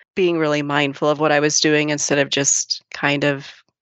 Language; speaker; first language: English; native; English